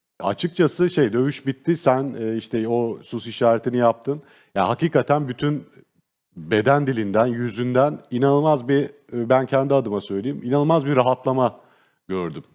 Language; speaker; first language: Turkish; native; Turkish